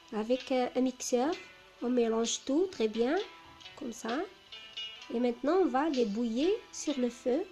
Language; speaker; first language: French; non-native, local second language; Arabic